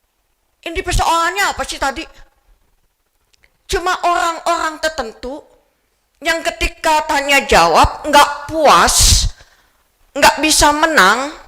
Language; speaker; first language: Indonesian; native; Indonesian